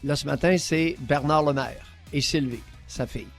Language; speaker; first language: French; native; French